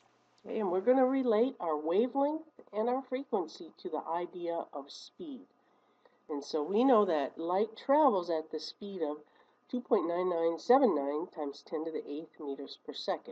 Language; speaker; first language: English; native; English